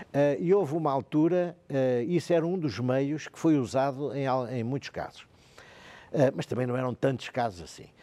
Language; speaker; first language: Portuguese; native; Portuguese